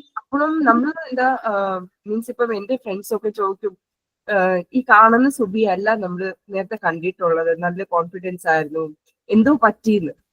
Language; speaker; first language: Malayalam; non-native, local second language; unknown